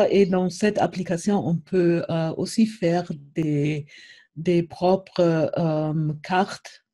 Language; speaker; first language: French; non-native, fluent; German